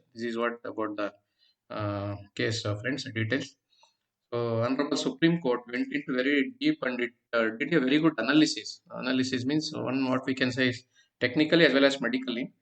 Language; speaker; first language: English; non-native, local second language; Kannada